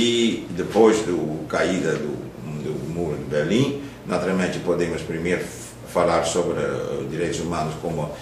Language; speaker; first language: Portuguese; non-native, fluent; Dutch